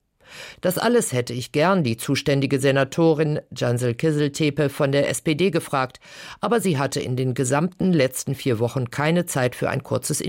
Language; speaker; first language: German; native; German